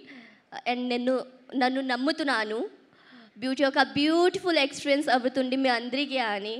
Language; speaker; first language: Telugu; early bilingual, heritage; Telugu